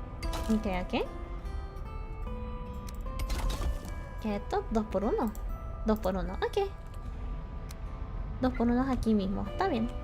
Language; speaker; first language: Spanish; early bilingual, heritage; Spanish